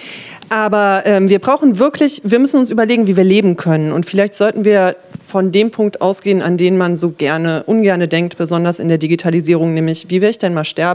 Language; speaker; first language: German; native; German